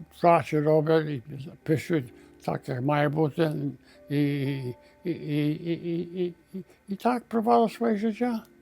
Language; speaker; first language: Ukrainian; early bilingual, heritage; Ukrainian